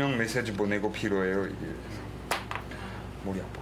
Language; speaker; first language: Korean; non-native, learner; French